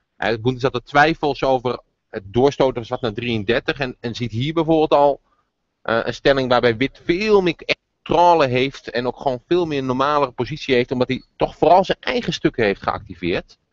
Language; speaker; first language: Dutch; native; Dutch